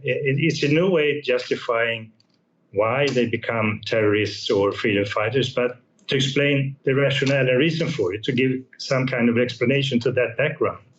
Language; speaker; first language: English; non-native, fluent; Swedish